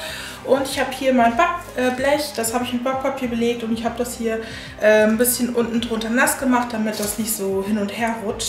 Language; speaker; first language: German; native; German